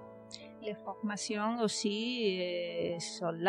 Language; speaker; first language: French; non-native, learner; Spanish